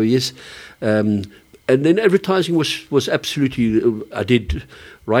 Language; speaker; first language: English; early bilingual, other home language; German